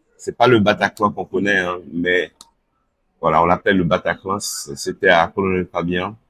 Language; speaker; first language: French; early bilingual, other home language; Haitian Creole